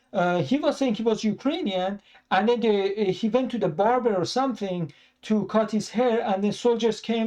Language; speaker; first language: English; non-native, fluent; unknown